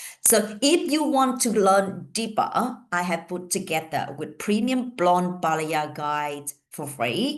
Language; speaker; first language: English; non-native, fluent; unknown